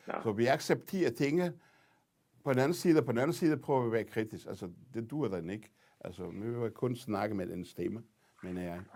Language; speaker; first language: Danish; non-native, fluent; Portuguese